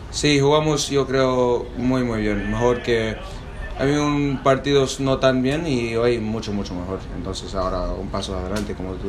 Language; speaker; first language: Spanish; non-native, fluent; English